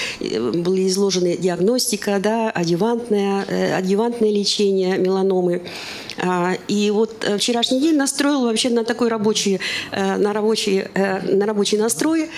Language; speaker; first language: Russian; native; Russian